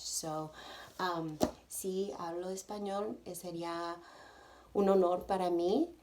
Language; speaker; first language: Spanish; early bilingual, other home language; English